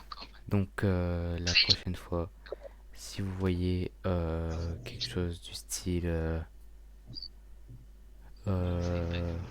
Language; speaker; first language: French; native; French